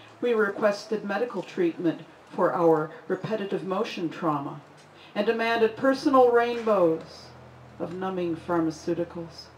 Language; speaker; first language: English; native; English